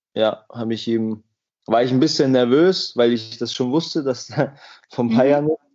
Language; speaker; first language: German; native; German